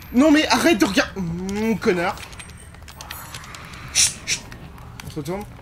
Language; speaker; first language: French; native; French